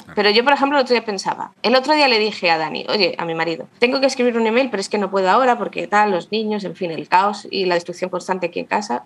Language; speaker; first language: Spanish; native; Spanish